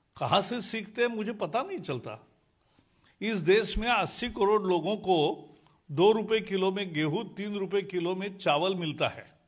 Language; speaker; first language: Hindi; non-native, local second language; Marathi